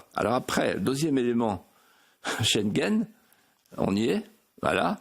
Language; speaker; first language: French; native; French